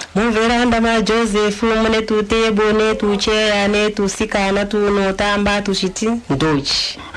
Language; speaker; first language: Shona; non-native, fluent; Luba-Lulua